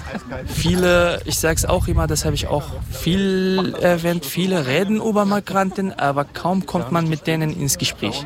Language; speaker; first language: German; non-native, fluent; Kurdish